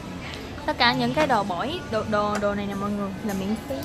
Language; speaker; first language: Vietnamese; native; Vietnamese